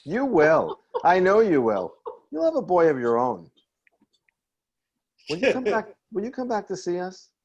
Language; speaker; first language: English; native; English